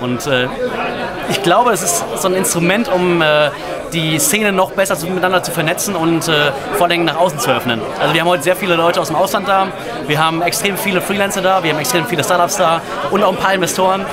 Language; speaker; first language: German; native; German